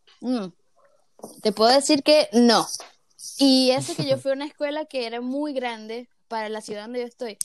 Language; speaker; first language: Spanish; native; Spanish